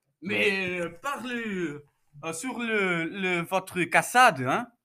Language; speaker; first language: French; non-native, learner; Portuguese